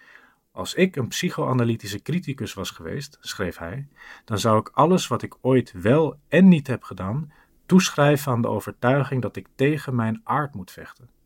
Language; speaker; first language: Dutch; native; Dutch